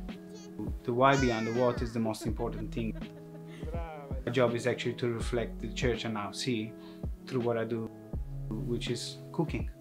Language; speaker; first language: English; non-native, fluent; Italian